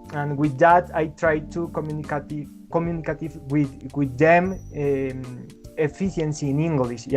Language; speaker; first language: English; non-native, learner; Spanish